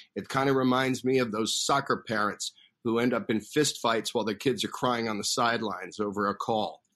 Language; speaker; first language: English; native; English